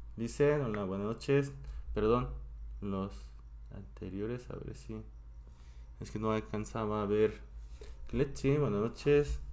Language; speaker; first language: Spanish; non-native, fluent; Korean